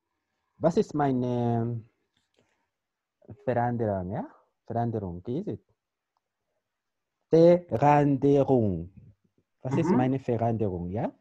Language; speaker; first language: German; non-native, learner; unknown